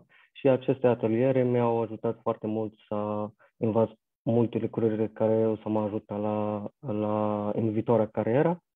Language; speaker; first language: Romanian; non-native, fluent; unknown